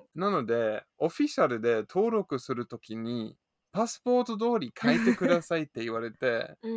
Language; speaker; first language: Japanese; non-native, fluent; German